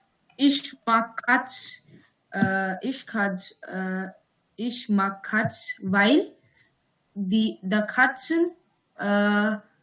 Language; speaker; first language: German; non-native, learner; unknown